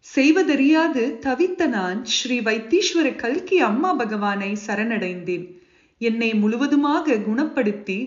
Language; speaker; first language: Tamil; native; Tamil